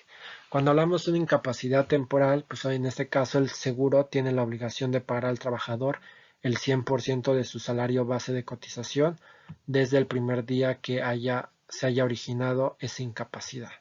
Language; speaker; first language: Spanish; native; Spanish